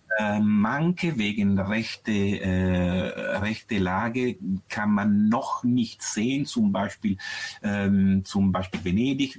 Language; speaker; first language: German; non-native, fluent; Italian